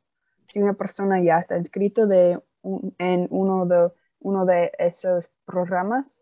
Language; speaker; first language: Spanish; non-native, fluent; English